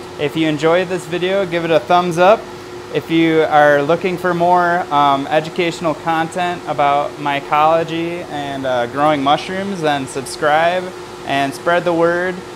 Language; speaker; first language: English; native; English